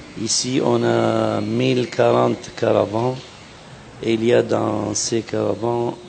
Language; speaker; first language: French; non-native, fluent; Arabic